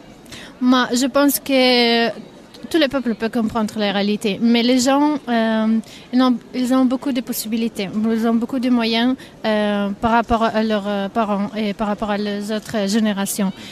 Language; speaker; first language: French; non-native, fluent; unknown